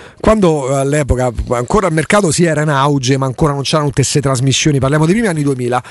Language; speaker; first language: Italian; native; Italian